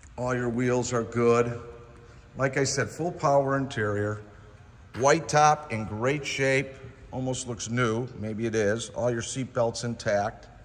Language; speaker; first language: English; native; English